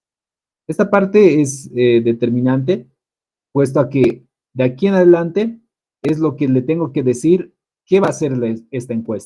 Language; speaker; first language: Spanish; native; Spanish